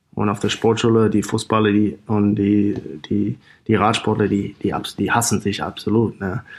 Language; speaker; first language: German; non-native, fluent; English